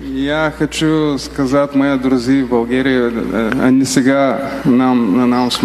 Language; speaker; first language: Russian; non-native, learner; Bulgarian